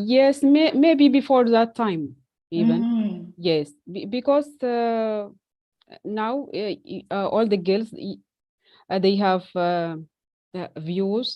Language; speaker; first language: English; non-native, fluent; Arabic